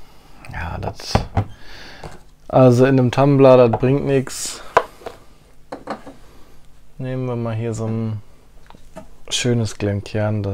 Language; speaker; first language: German; native; German